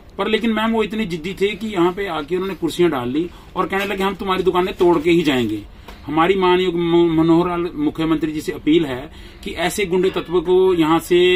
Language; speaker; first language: Hindi; non-native, local second language; Punjabi